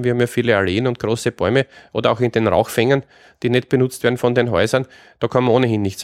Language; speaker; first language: German; native; German